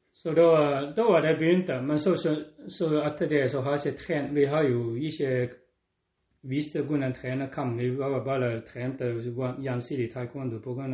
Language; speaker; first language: Norwegian; non-native, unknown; Cantonese